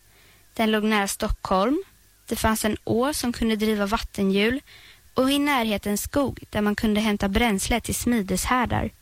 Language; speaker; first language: Swedish; native; Swedish